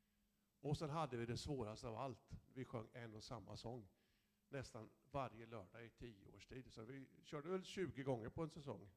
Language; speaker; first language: Swedish; native; Swedish